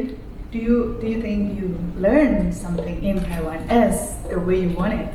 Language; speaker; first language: English; non-native, fluent; Indonesian